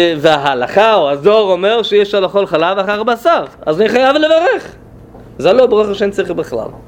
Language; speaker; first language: Hebrew; non-native, fluent; English